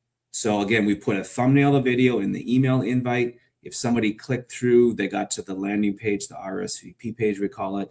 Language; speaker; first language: English; native; English